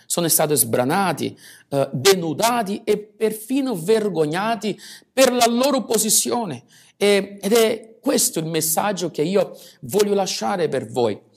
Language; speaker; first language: Italian; non-native, fluent; Portuguese